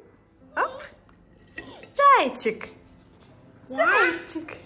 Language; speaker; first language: Russian; native; Russian